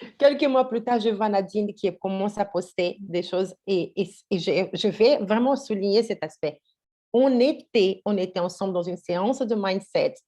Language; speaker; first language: French; non-native, fluent; Portuguese